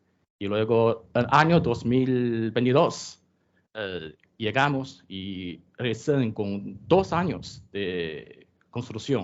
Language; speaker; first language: Spanish; non-native, learner; Chinese